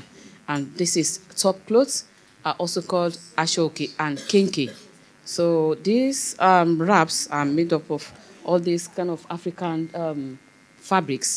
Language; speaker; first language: English; non-native, local second language; Yoruba